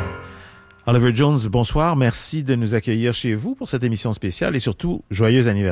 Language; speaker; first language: French; native; French